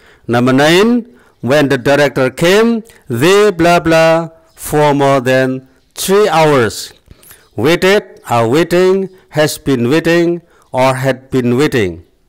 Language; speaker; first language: English; non-native, fluent; Indonesian